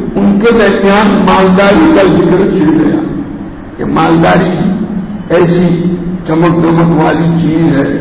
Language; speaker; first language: Urdu; non-native, local second language; Gujarati